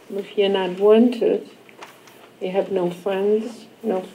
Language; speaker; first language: English; non-native, fluent; German